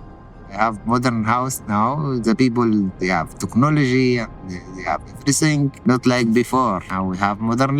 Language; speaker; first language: English; non-native, learner; Arabic